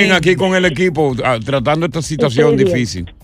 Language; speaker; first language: Spanish; native; Spanish